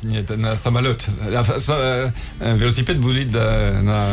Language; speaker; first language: Russian; non-native, learner; French